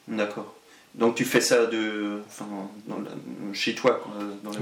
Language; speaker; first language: French; non-native, local second language; German